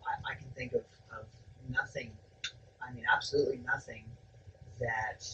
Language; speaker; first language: English; native; English